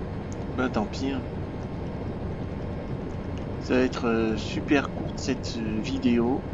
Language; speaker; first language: French; native; French